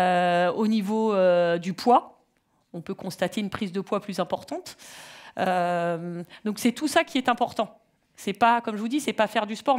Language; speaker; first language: French; native; French